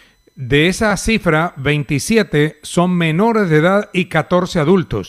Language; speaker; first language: Spanish; native; Spanish